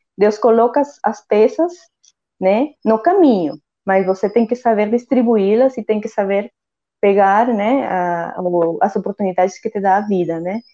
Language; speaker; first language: Portuguese; non-native, fluent; Spanish